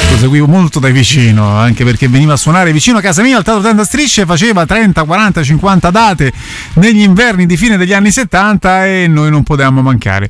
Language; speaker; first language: Italian; native; Italian